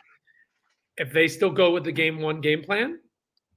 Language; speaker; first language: English; native; English